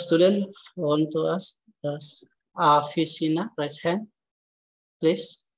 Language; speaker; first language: English; non-native, learner; Indonesian